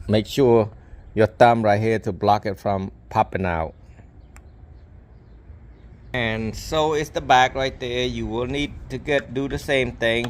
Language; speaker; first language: English; non-native, local second language; Khmer